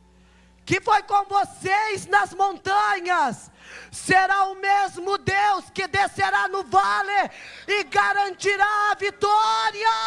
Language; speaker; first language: Portuguese; native; Portuguese